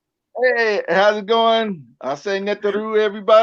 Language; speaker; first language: English; native; English